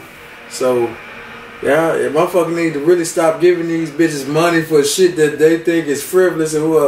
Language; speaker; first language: English; native; English